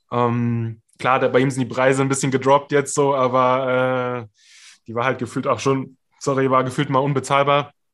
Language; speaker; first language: German; native; German